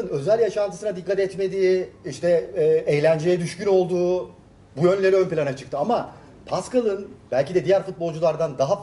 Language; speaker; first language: Turkish; native; Turkish